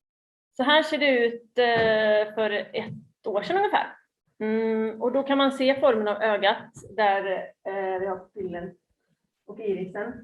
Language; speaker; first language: Swedish; native; Swedish